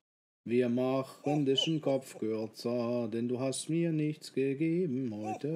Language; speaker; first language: German; native; German